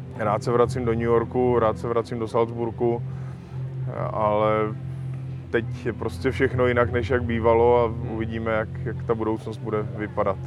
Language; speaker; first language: Czech; native; Czech